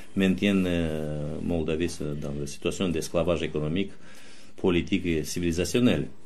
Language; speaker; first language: French; non-native, fluent; Romanian